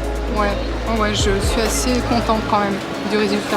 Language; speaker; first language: French; native; French